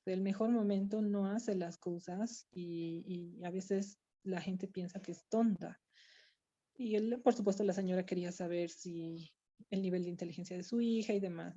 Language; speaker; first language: Spanish; native; Spanish